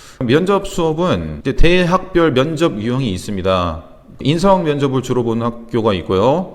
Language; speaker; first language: Korean; native; Korean